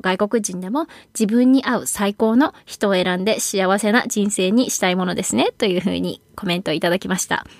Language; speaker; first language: Japanese; native; Japanese